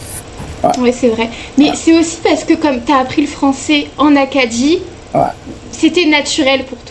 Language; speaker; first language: French; native; French